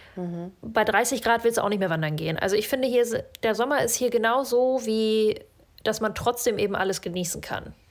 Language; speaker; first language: German; early bilingual, other home language; Russian